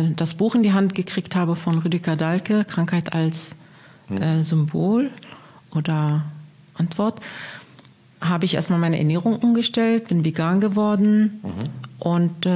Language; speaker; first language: German; non-native, fluent; Arabic